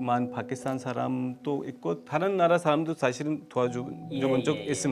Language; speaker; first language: Korean; non-native, fluent; Urdu